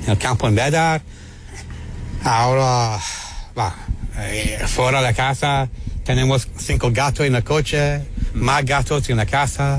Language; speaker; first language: Spanish; non-native, learner; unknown